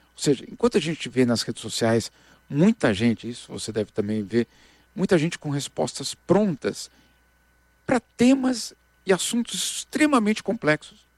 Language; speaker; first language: Portuguese; native; Portuguese